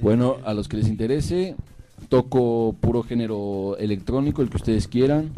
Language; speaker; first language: Spanish; native; Spanish